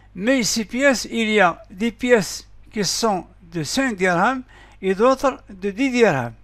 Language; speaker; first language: French; non-native, local second language; Arabic